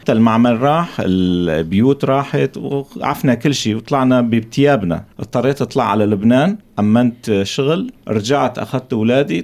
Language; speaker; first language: Arabic; non-native, local second language; Kurdish